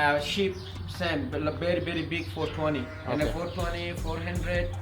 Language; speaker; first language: English; non-native, learner; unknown